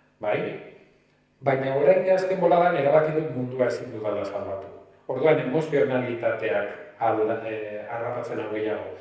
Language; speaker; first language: Basque; non-native, local second language; Spanish